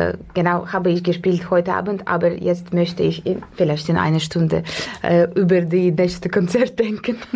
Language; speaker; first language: German; non-native, learner; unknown